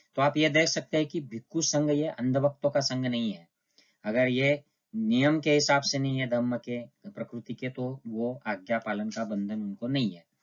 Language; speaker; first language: Hindi; non-native, local second language; Marathi